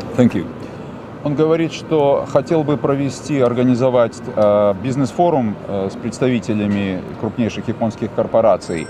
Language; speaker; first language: Russian; native; Russian